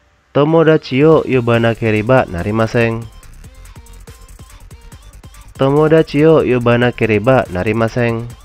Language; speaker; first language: Japanese; non-native, fluent; Indonesian